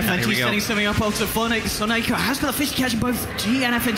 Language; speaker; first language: English; native; English